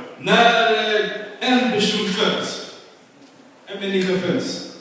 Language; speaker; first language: Swedish; non-native, fluent; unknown